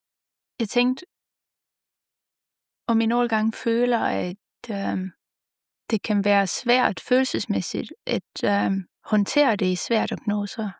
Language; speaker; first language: Danish; non-native, fluent; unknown